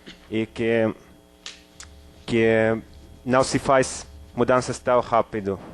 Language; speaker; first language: Portuguese; non-native, fluent; Finnish